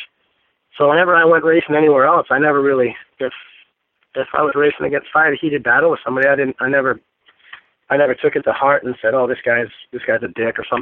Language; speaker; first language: English; native; English